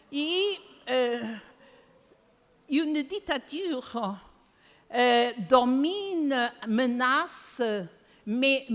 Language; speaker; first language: French; non-native, fluent; Portuguese